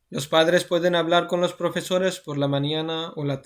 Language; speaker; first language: Spanish; non-native, fluent; Urdu